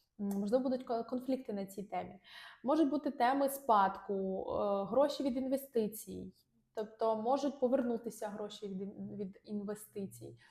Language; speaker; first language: Ukrainian; non-native, local second language; Russian